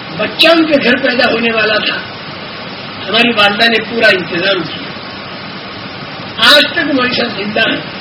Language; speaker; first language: Urdu; native; Urdu